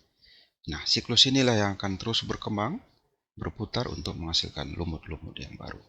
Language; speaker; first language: Indonesian; native; Indonesian